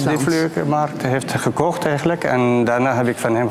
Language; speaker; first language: Dutch; non-native, learner; Persian